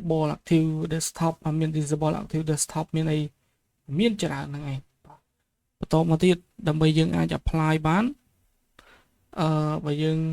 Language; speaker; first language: Khmer; native; Khmer